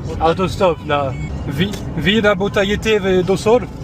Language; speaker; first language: Russian; non-native, learner; French